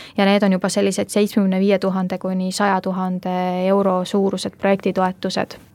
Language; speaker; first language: Estonian; native; Estonian